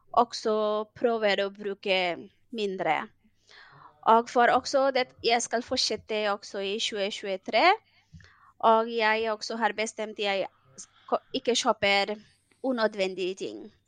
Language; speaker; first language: Norwegian; non-native, fluent; Bangla